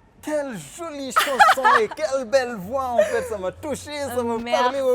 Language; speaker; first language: French; non-native, fluent; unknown